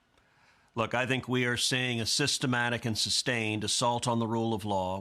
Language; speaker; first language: English; native; English